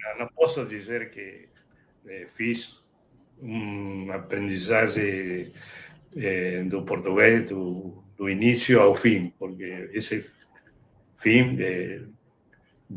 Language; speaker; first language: Portuguese; non-native, fluent; Spanish